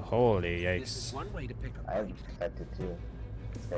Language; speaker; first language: English; native; English